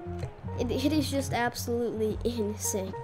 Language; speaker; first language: English; native; English